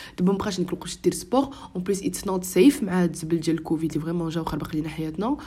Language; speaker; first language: French; non-native, local second language; Arabic